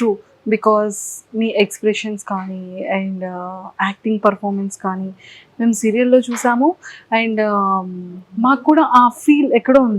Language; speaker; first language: Telugu; native; Telugu